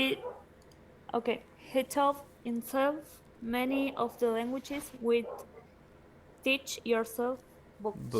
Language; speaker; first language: English; non-native, learner; Spanish